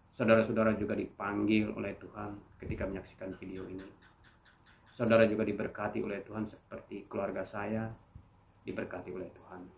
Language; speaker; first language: Indonesian; non-native, local second language; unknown